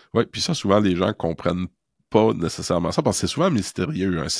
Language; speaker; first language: French; native; French